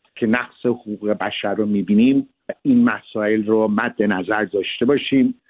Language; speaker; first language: Persian; early bilingual, heritage; Persian